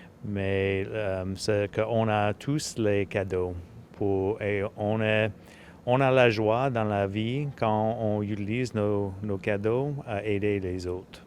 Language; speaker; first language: French; non-native, local second language; English